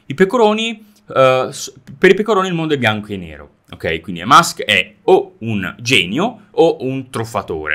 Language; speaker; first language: Italian; native; Italian